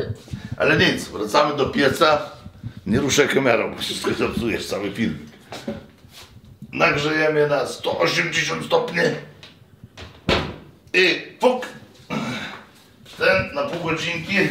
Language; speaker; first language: Polish; non-native, fluent; Lithuanian